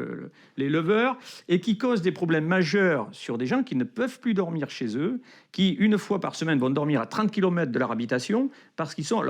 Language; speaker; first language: French; native; French